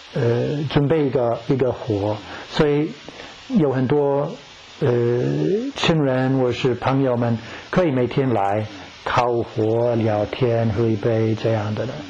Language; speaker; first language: Chinese; non-native, fluent; English